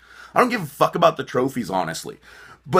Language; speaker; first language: English; native; English